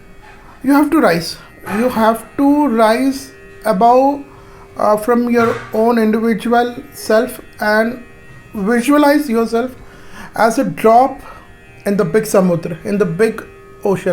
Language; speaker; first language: English; non-native, local second language; Hindi